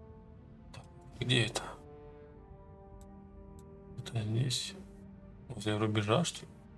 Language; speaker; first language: Russian; native; Russian